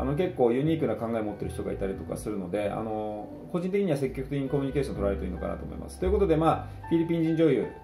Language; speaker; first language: Japanese; native; Japanese